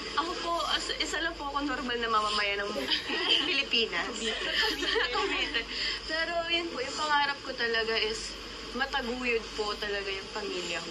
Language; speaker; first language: Filipino; native; Filipino